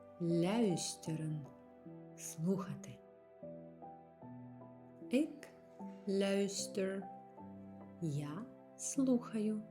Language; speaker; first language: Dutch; non-native, fluent; Ukrainian